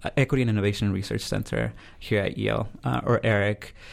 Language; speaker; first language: English; early bilingual, other home language; Spanish